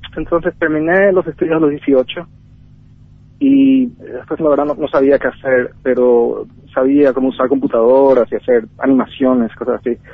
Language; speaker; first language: Spanish; early bilingual, heritage; Spanish